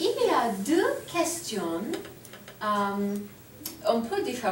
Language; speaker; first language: French; non-native, fluent; English